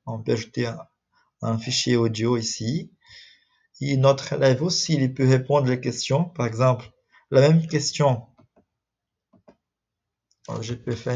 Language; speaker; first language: French; non-native, fluent; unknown